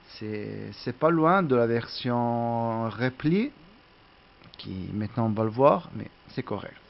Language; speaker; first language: French; non-native, learner; Italian